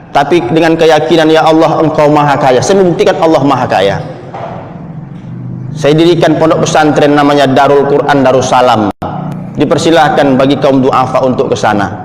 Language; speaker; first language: Indonesian; native; Indonesian